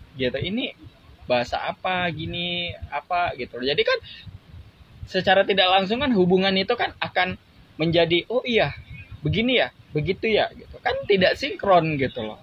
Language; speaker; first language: Indonesian; native; Indonesian